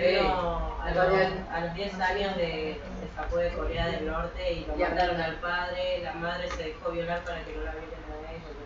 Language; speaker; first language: Spanish; native; Spanish